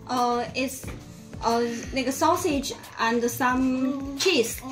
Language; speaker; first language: English; non-native, learner; Chinese